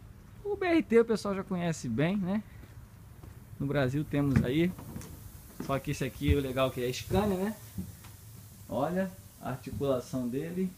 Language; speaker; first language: Portuguese; native; Portuguese